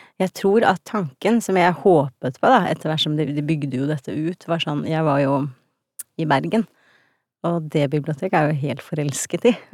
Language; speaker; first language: Norwegian; early bilingual, other home language; Turkish